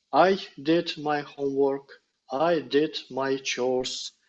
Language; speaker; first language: English; non-native, fluent; Ukrainian